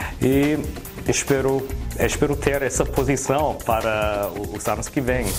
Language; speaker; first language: Portuguese; early bilingual, heritage; English